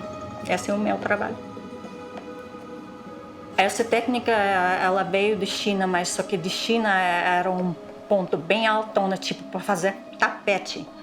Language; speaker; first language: Portuguese; non-native, local second language; Russian